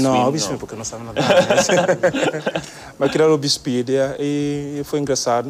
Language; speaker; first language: Portuguese; non-native, learner; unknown